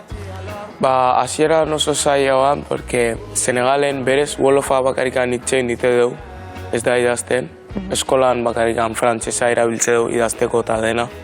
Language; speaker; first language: Basque; non-native, learner; Wolof